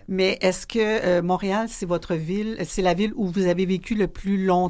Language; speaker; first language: French; native; French